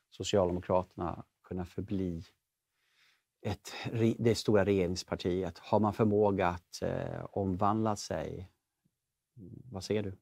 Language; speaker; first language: Swedish; native; Swedish